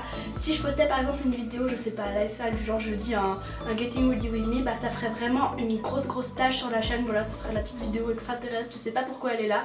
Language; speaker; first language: French; native; French